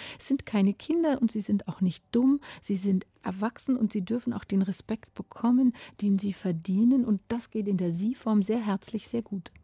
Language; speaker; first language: German; native; German